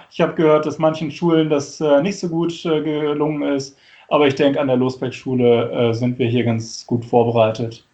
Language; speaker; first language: German; native; German